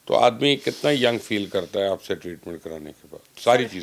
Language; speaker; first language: Urdu; native; Urdu